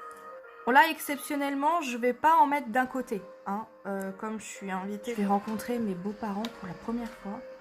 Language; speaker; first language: French; native; French